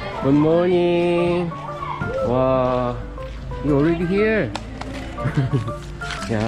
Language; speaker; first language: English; non-native, learner; Korean